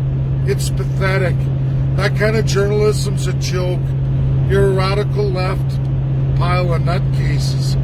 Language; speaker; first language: English; native; English